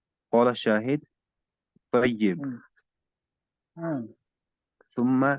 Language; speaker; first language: Arabic; non-native, learner; Hindi